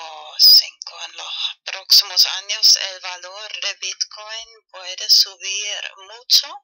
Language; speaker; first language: Spanish; non-native, fluent; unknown